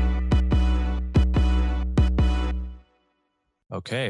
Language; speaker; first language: English; native; English